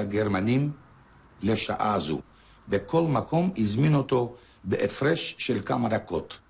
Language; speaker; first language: Hebrew; non-native, fluent; Polish